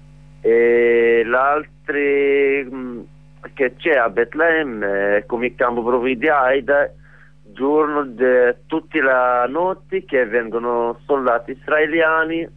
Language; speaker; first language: Italian; non-native, learner; Arabic